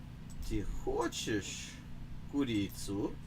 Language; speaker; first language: Russian; non-native, fluent; English